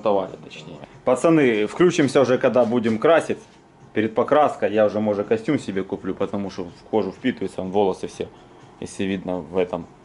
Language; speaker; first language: Russian; native; Russian